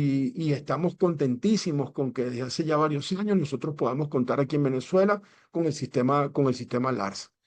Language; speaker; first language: Spanish; native; Spanish